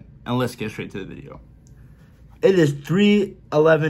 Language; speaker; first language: English; native; English